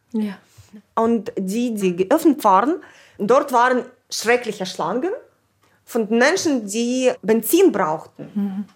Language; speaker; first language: German; non-native, fluent; Ukrainian